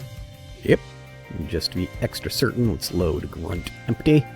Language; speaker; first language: English; native; English